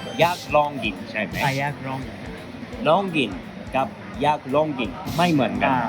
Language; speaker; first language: Thai; non-native, learner; Japanese